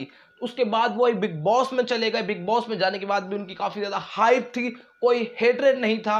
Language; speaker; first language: Hindi; native; Hindi